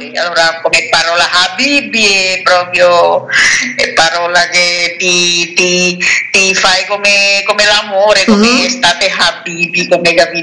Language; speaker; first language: Italian; non-native, learner; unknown